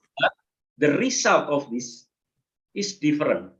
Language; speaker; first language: English; non-native, learner; Indonesian